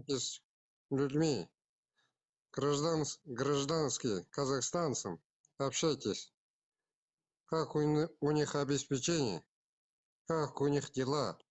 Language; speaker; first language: Russian; non-native, local second language; Kazakh